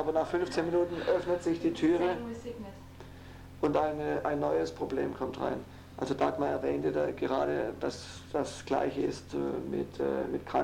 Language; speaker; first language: German; native; German